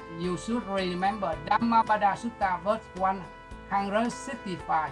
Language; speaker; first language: English; non-native, local second language; Vietnamese